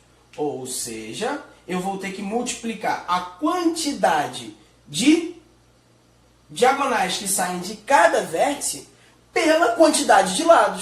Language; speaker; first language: Portuguese; native; Portuguese